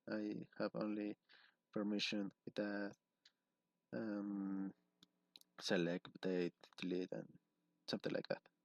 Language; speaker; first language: English; non-native, learner; Spanish